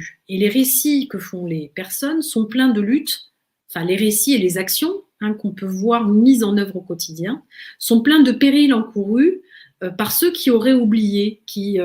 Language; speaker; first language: French; native; French